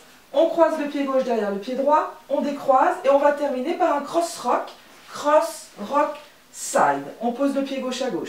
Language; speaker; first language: French; native; French